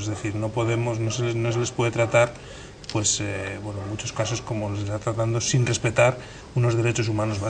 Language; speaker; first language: Spanish; native; Spanish